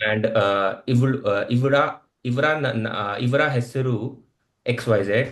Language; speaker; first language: Kannada; non-native, learner; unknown